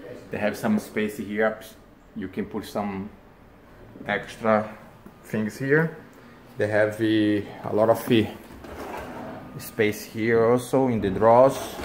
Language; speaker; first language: English; non-native, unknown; Portuguese